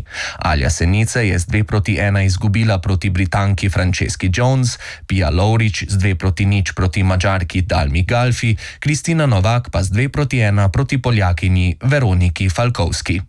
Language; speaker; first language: Slovenian; native; Slovenian